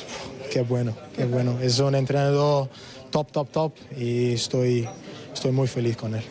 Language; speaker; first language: Spanish; non-native, learner; English